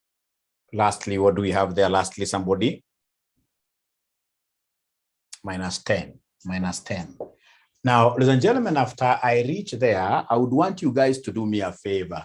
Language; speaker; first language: English; non-native, local second language; Swahili